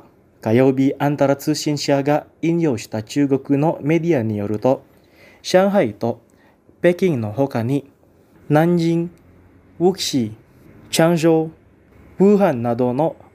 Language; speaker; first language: Japanese; non-native, fluent; Indonesian